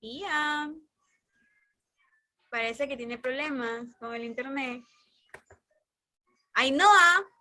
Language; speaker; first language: Spanish; native; Spanish